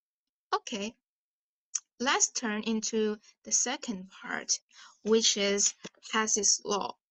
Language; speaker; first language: English; non-native, fluent; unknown